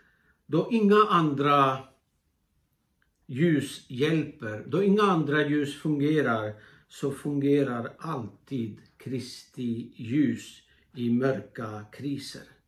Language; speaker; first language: Swedish; non-native, fluent; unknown